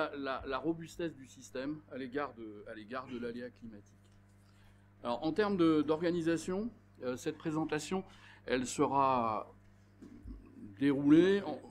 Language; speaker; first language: French; native; French